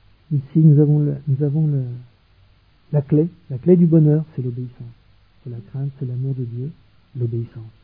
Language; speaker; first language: French; native; French